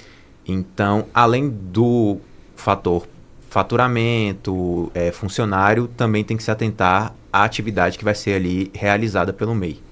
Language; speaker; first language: Portuguese; native; Portuguese